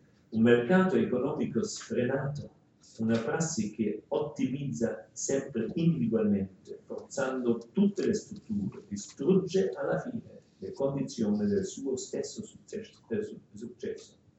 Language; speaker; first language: Italian; non-native, fluent; German